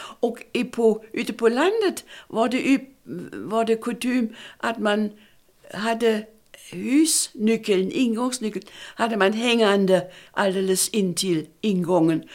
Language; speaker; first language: Swedish; non-native, fluent; German